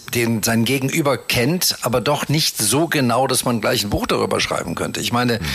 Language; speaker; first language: German; native; German